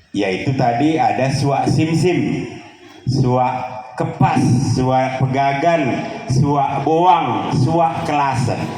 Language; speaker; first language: Indonesian; non-native, local second language; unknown